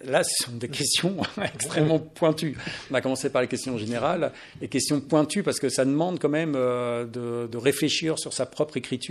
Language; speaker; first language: French; native; French